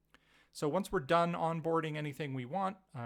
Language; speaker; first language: English; native; English